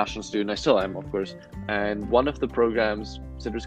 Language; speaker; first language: English; non-native, fluent; German